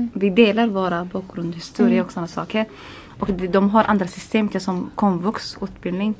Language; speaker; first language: Swedish; non-native, learner; Arabic